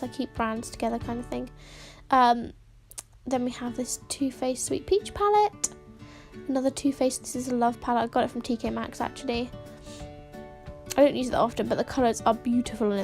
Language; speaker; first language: English; native; English